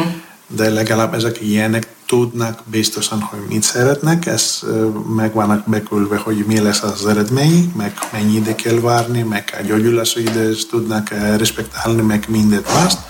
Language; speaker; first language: Hungarian; non-native, learner; Greek